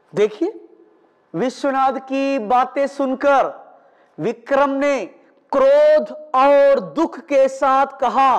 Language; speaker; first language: Hindi; non-native, local second language; Malayalam